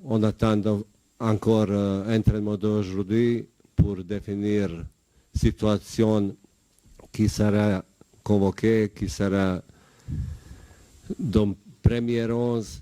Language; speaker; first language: French; non-native, learner; Bosnian